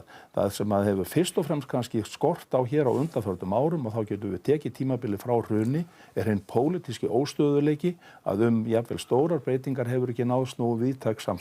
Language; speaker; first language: Icelandic; native; Icelandic